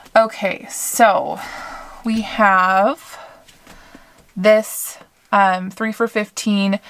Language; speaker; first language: English; native; English